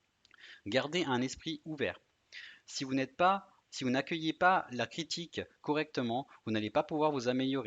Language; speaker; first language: French; native; French